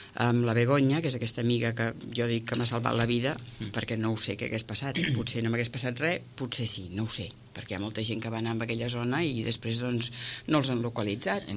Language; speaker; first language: Catalan; native; Catalan